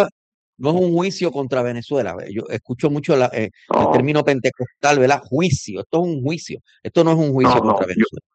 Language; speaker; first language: Spanish; native; Spanish